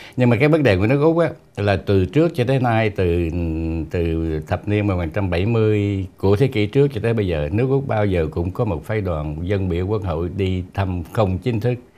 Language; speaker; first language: Vietnamese; native; Vietnamese